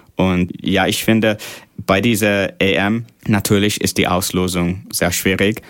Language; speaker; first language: German; non-native, fluent; English